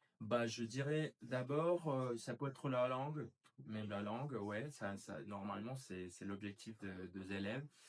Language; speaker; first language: French; non-native, fluent; Spanish